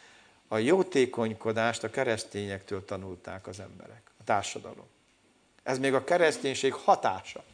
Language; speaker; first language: Hungarian; native; Hungarian